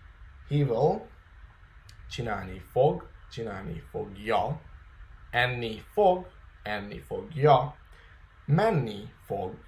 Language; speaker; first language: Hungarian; non-native, fluent; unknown